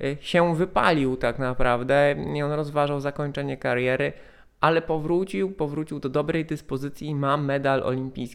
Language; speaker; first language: Polish; native; Polish